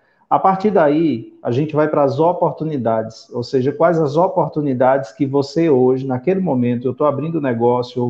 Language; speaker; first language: Portuguese; native; Portuguese